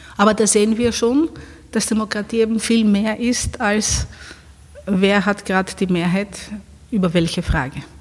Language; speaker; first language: German; non-native, fluent; Greek